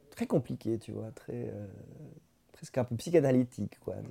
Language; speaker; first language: French; non-native, fluent; Spanish